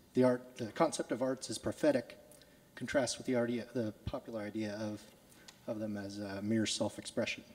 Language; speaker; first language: English; native; English